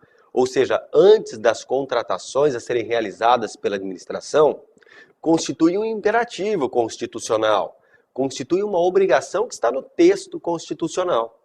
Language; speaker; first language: Portuguese; native; Portuguese